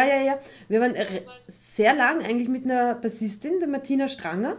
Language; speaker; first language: German; native; German